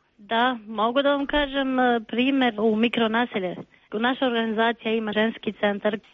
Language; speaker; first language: Serbian; non-native, local second language; Albanian